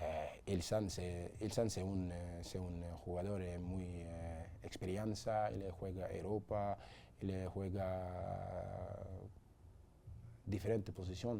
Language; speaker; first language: Spanish; non-native, learner; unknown